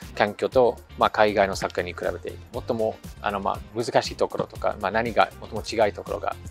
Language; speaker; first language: Japanese; non-native, fluent; English